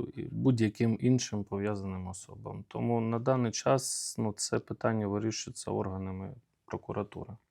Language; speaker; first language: Ukrainian; native; Ukrainian